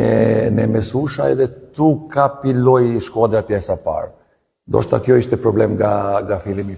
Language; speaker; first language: Albanian; non-native, learner; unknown